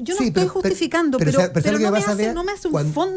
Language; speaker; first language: Spanish; native; Spanish